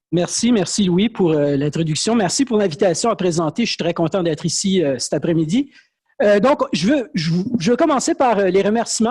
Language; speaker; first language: French; native; French